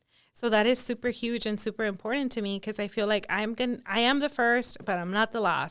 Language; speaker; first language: English; early bilingual, other home language; Spanish